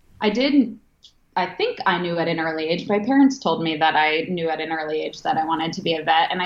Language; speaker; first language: English; native; English